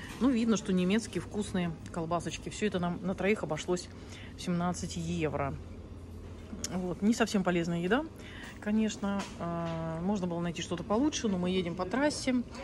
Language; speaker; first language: Russian; native; Russian